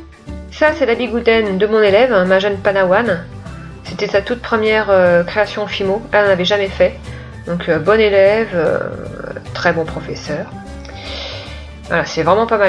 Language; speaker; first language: French; native; French